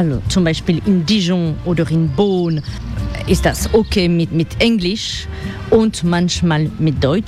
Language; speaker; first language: German; non-native, fluent; French